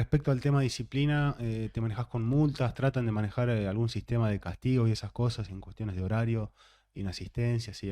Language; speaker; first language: Spanish; native; Spanish